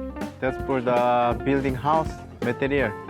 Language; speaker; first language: English; non-native, learner; Korean